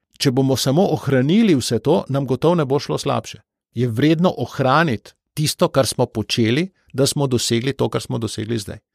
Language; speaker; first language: Slovenian; native; Slovenian